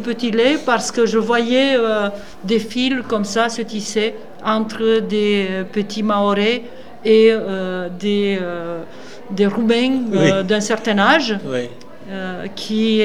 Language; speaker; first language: French; non-native, fluent; Romanian